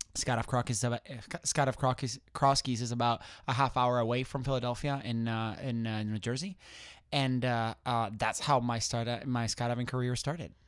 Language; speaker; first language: English; non-native, fluent; Spanish